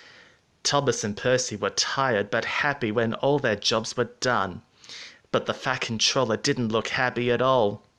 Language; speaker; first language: English; native; English